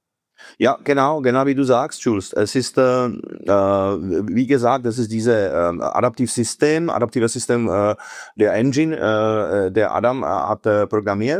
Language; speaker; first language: German; non-native, fluent; Czech